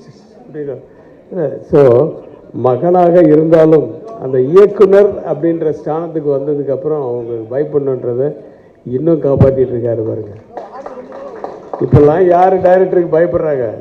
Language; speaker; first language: Tamil; native; Tamil